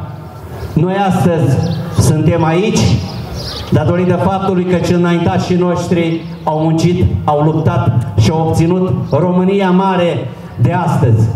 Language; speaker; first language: Romanian; native; Romanian